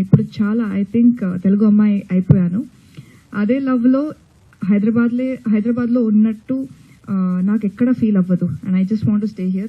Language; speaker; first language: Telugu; non-native, fluent; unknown